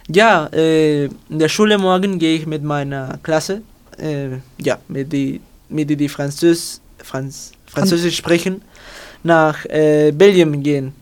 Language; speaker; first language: German; non-native, learner; Spanish